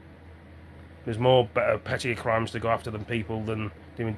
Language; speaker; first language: English; native; English